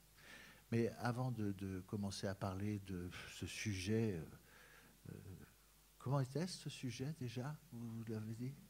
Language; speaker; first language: French; native; French